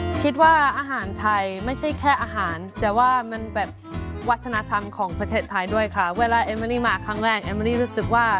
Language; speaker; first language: Thai; non-native, fluent; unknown